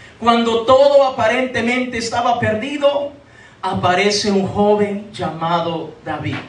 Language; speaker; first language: Spanish; native; Spanish